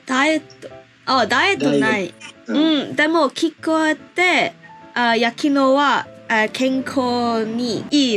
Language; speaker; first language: Japanese; non-native, learner; English